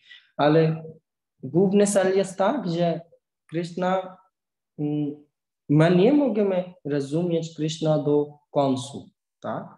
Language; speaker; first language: Polish; non-native, learner; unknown